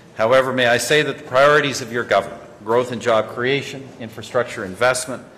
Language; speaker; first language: English; native; English